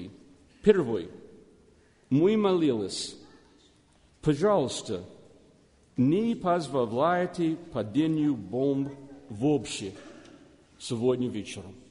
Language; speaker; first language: Russian; non-native, learner; English